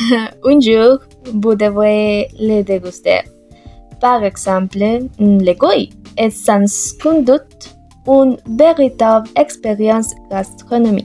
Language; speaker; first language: French; non-native, learner; Spanish